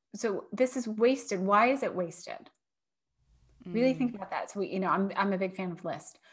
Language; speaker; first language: English; native; English